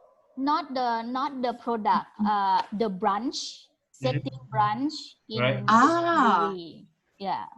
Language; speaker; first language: English; non-native, learner; Thai